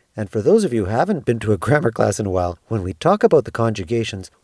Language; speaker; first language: English; native; English